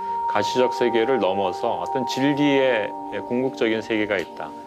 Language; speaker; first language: Korean; native; Korean